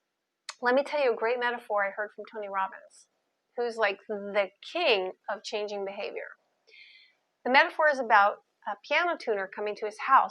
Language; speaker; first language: English; native; English